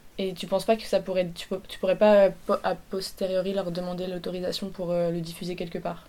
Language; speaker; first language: French; native; French